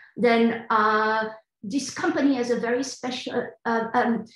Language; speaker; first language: English; non-native, fluent; French